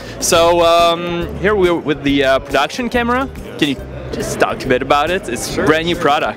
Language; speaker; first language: English; non-native, fluent; French